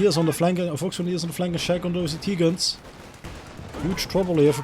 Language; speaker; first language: English; non-native, fluent; Dutch